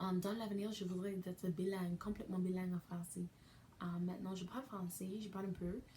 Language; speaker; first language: French; non-native, learner; English